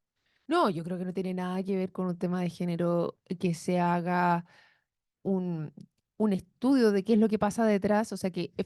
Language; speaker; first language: Spanish; native; Spanish